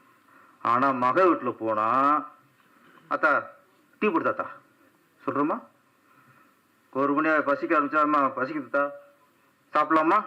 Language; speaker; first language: Tamil; native; Tamil